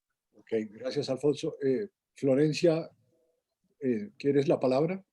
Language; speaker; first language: Spanish; native; Spanish